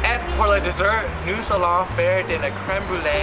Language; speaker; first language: French; non-native, learner; English